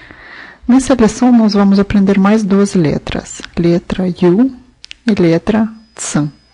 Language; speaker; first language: Portuguese; non-native, fluent; Russian